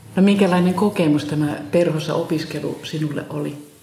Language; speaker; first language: Finnish; native; Finnish